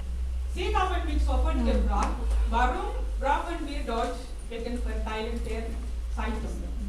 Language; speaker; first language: German; non-native, fluent; Tamil